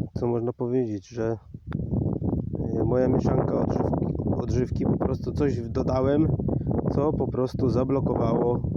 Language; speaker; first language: Polish; native; Polish